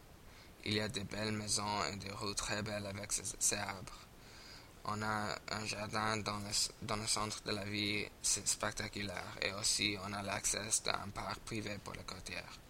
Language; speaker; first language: French; non-native, learner; English